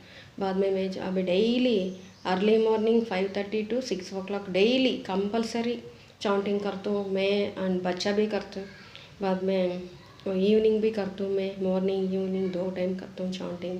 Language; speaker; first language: Hindi; non-native, local second language; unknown